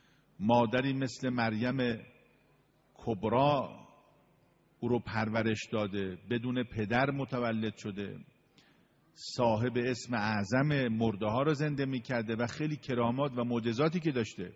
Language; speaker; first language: Persian; native; Persian